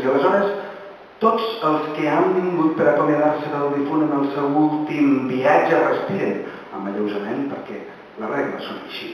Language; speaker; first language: Catalan; native; Catalan